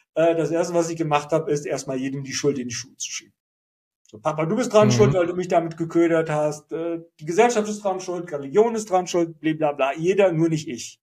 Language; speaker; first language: German; native; German